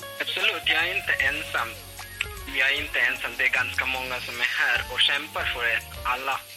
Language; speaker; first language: Swedish; non-native, fluent; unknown